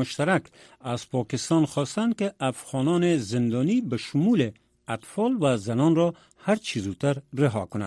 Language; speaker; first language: Persian; native; Persian